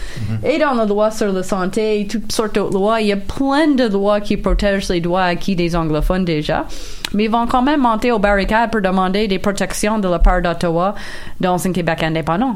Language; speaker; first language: French; non-native, local second language; English